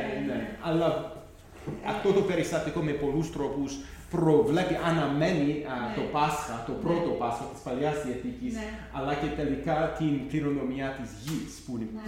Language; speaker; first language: Greek; non-native, fluent; English